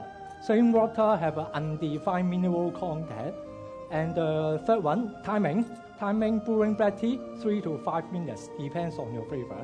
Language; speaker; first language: English; non-native, local second language; Cantonese